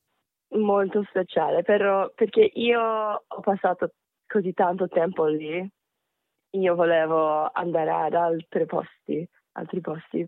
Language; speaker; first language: Italian; non-native, fluent; Korean